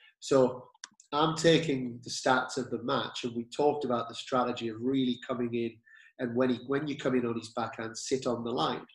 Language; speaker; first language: English; native; English